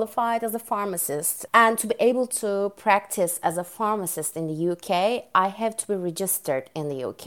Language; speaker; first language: English; non-native, fluent; Turkish